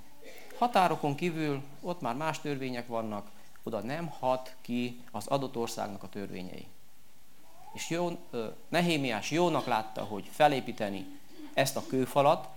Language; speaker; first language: Hungarian; native; Hungarian